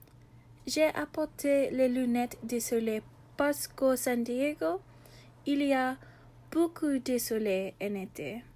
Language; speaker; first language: French; non-native, learner; English